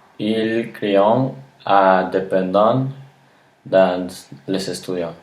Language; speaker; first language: French; non-native, learner; Spanish